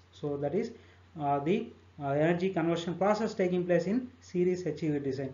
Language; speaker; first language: English; non-native, local second language; Telugu